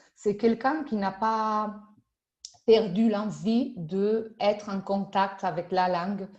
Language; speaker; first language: French; non-native, fluent; Spanish